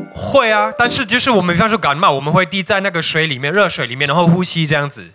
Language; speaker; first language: Chinese; non-native, fluent; German